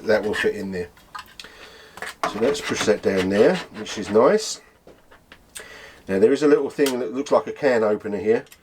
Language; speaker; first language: English; native; English